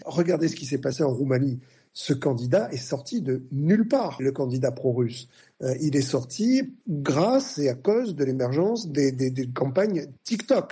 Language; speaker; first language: French; native; French